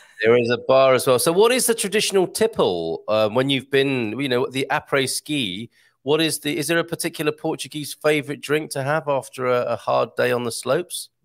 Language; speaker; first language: English; native; English